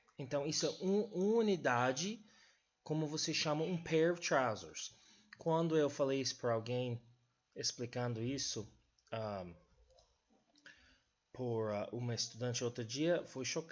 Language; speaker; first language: Portuguese; non-native, fluent; English